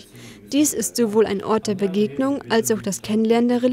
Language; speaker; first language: German; native; German